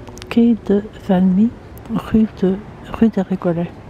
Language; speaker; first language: French; native; French